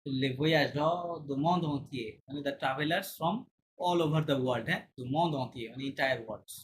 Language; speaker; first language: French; non-native, fluent; Bangla